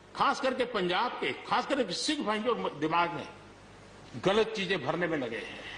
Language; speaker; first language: Hindi; non-native, local second language; Gujarati